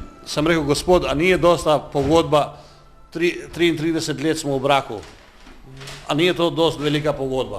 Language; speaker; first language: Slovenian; non-native, learner; Croatian